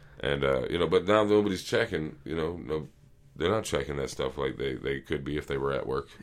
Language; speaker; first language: English; native; English